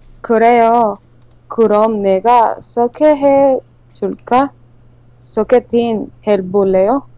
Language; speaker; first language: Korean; non-native, learner; Spanish